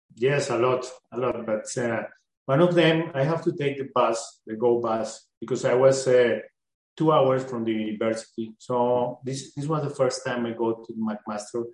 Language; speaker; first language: English; non-native, learner; Spanish